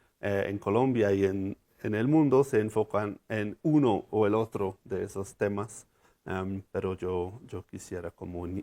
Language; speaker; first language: Spanish; non-native, fluent; English